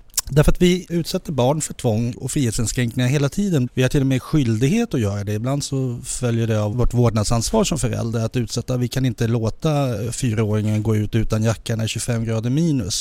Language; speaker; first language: Swedish; native; Swedish